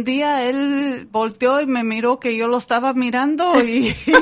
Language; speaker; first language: Spanish; early bilingual, heritage; Spanish